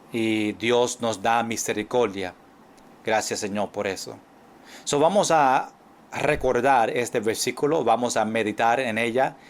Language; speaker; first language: Spanish; non-native, fluent; English